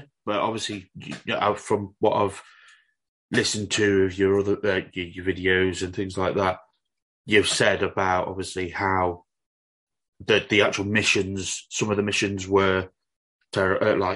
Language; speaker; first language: English; native; English